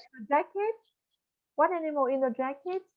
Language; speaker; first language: English; non-native, fluent; Vietnamese